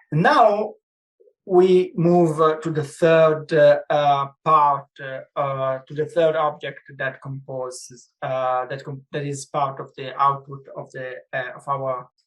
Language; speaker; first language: English; non-native, fluent; Italian